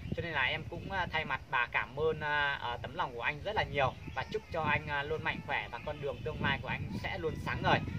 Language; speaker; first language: Vietnamese; non-native, local second language; Hmong